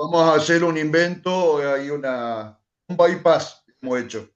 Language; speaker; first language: Spanish; native; Spanish